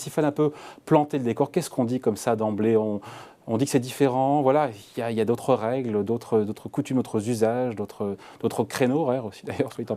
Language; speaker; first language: French; native; French